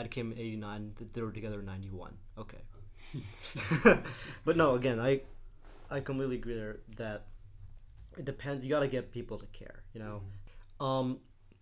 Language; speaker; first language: English; native; English